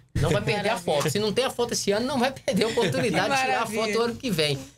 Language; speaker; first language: Portuguese; native; Portuguese